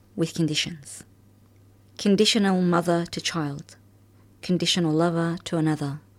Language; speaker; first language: English; early bilingual, other home language; Arabic